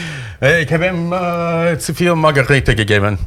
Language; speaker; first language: German; non-native, fluent; English